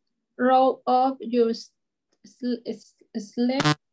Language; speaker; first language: English; non-native, learner; Spanish